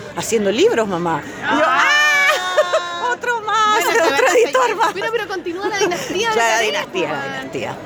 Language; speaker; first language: Spanish; native; Spanish